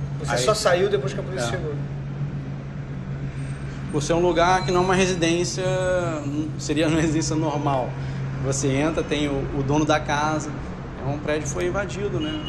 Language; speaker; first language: Portuguese; native; Portuguese